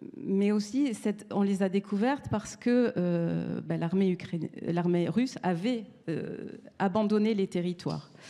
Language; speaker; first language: French; native; French